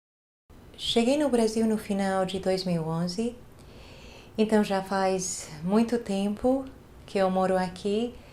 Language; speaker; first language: Portuguese; non-native, fluent; Hungarian